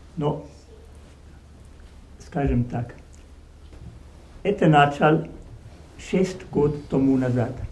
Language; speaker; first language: Russian; non-native, learner; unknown